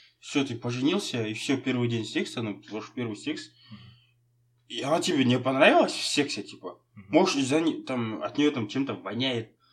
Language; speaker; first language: Russian; non-native, local second language; Kazakh